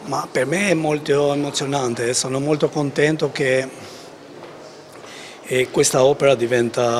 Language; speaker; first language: Italian; non-native, fluent; Albanian